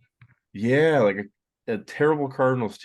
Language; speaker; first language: English; native; English